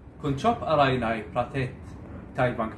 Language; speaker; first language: Thai; non-native, learner; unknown